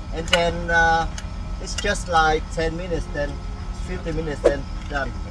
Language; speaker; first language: English; non-native, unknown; Vietnamese